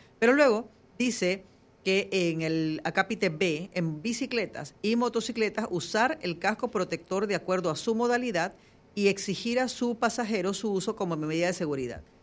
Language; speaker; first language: Spanish; native; Spanish